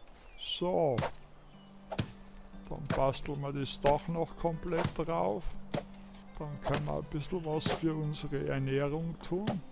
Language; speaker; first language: German; native; German